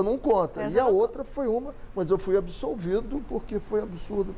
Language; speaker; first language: Portuguese; native; Portuguese